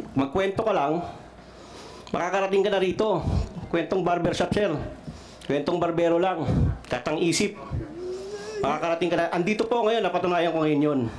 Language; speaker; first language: Filipino; non-native, local second language; Cebuano